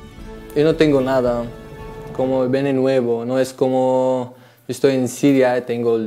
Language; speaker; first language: Spanish; non-native, learner; Arabic